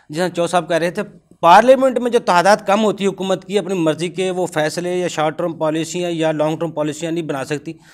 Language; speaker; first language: Urdu; native; Urdu